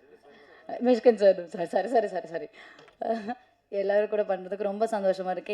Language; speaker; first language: Tamil; non-native, fluent; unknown